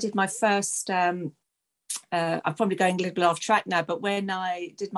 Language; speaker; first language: English; native; English